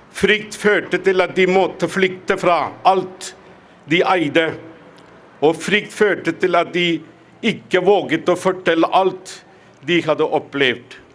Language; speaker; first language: Norwegian; non-native, fluent; Tamil